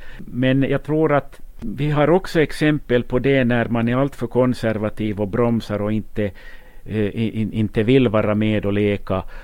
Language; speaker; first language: Swedish; native; Swedish